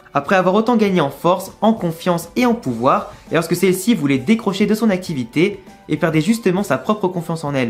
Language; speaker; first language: French; native; French